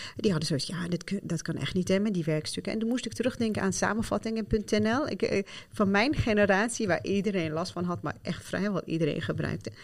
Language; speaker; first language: Dutch; non-native, fluent; Arabic